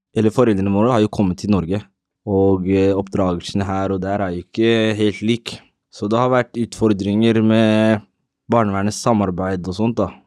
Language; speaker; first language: Norwegian; early bilingual, other home language; Somali